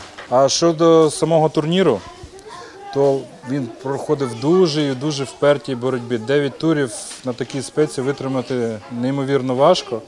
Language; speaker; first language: Ukrainian; native; Ukrainian